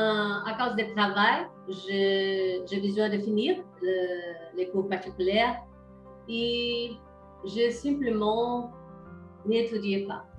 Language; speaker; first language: French; non-native, learner; Portuguese